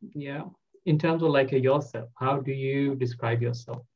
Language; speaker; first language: English; non-native, local second language; Bangla